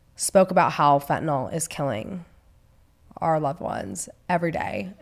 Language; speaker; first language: English; native; English